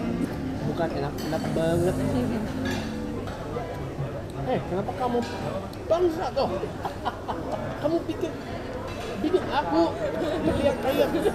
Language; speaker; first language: Indonesian; non-native, learner; English